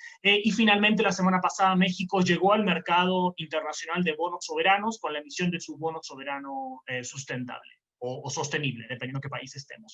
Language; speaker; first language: Spanish; native; Spanish